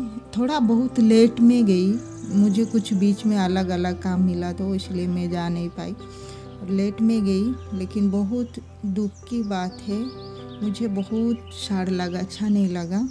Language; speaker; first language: Hindi; non-native, local second language; Odia